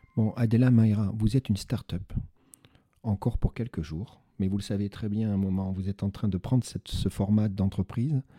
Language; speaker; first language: French; native; French